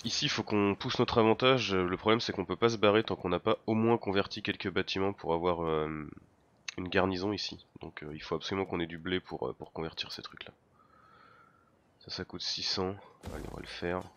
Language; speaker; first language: French; native; French